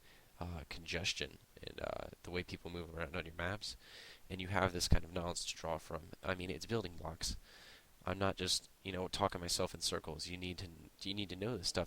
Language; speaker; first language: English; native; English